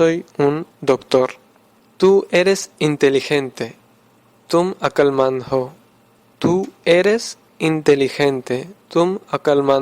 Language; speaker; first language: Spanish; non-native, fluent; Urdu